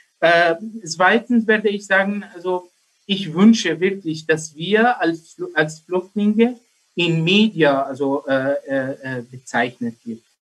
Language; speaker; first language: German; non-native, learner; Arabic